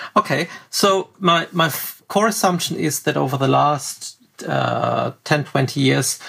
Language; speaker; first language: English; non-native, fluent; German